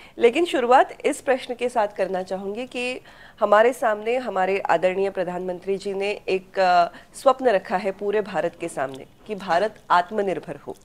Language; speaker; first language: Hindi; non-native, local second language; Marathi